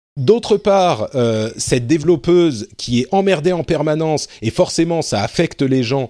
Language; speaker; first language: French; native; French